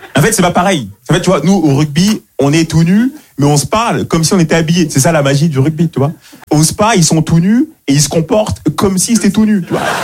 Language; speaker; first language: French; native; French